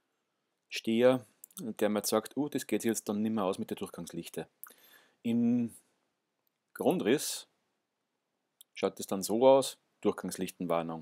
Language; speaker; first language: German; native; German